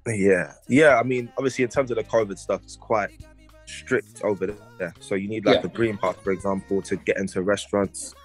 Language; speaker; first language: English; native; English